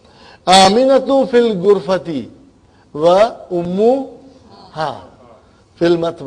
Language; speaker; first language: Arabic; non-native, fluent; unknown